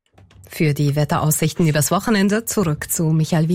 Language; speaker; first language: German; native; German